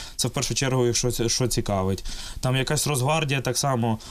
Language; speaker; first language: Ukrainian; non-native, local second language; Russian